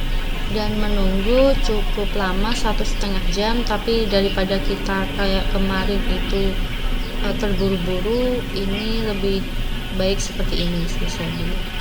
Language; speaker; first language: Indonesian; non-native, local second language; Javanese